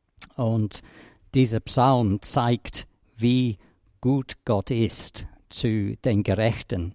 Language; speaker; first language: German; non-native, fluent; English